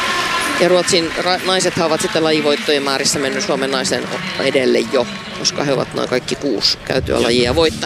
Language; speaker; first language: Finnish; native; Finnish